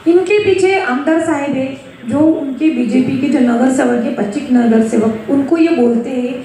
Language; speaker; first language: Hindi; non-native, local second language; Marathi